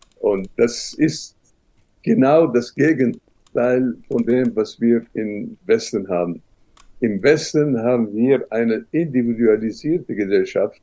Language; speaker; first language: German; non-native, fluent; Arabic